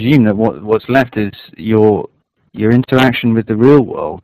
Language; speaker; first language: English; native; English